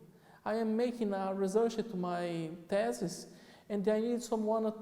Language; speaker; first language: English; non-native, fluent; Portuguese